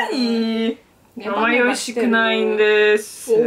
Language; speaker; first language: Japanese; non-native, learner; Russian